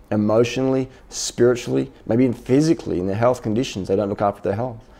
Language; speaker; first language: English; native; English